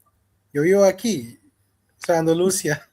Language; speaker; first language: Spanish; non-native, fluent; Hindi